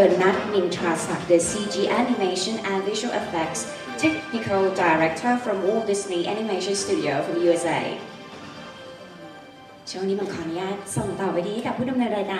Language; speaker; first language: Thai; native; Thai